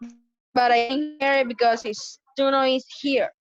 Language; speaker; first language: English; non-native, learner; Spanish